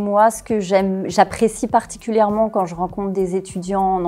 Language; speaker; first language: French; native; French